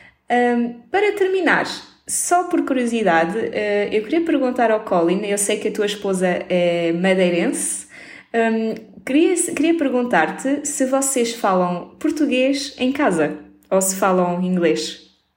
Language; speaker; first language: Portuguese; native; Portuguese